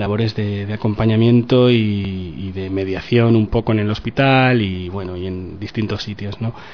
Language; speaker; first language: Spanish; native; Spanish